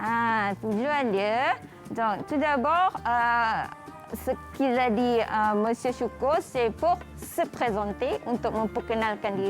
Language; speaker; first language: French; non-native, fluent; Malay